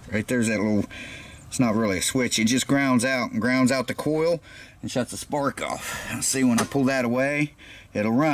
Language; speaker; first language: English; native; English